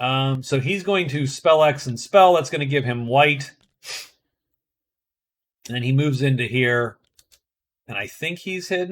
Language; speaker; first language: English; native; English